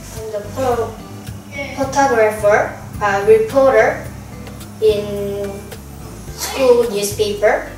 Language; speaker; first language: English; non-native, learner; Korean